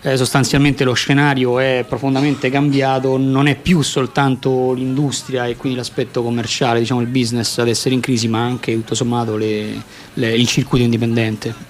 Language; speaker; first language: Italian; native; Italian